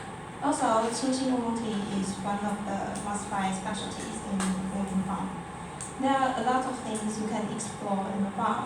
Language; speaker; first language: English; non-native, learner; Chinese